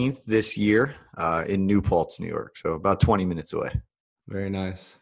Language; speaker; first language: English; native; English